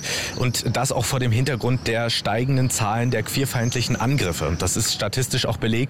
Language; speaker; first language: German; native; German